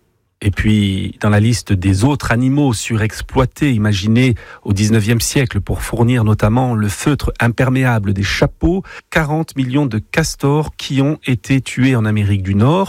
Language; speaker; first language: French; native; French